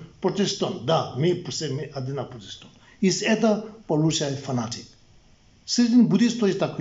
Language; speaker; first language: Russian; non-native, learner; Tibetan